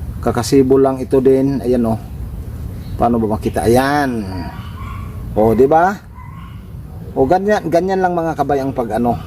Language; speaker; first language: Filipino; native; Filipino